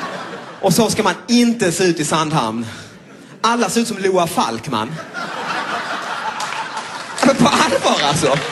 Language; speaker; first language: Swedish; native; Swedish